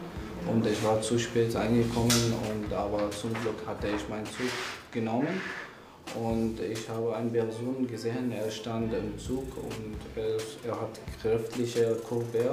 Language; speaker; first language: German; non-native, learner; Arabic